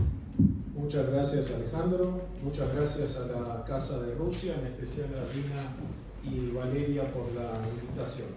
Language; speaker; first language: Spanish; native; Spanish